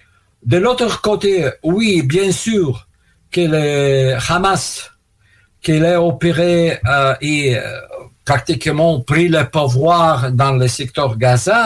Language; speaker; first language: French; non-native, learner; Russian